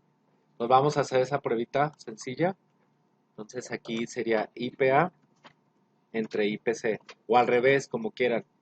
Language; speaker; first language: Spanish; native; Spanish